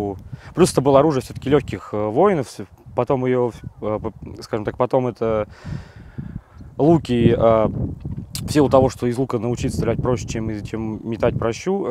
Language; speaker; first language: Russian; native; Russian